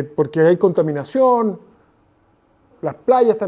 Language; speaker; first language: Spanish; native; Spanish